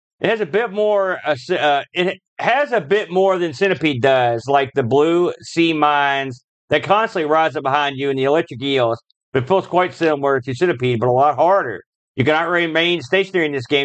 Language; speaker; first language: English; native; English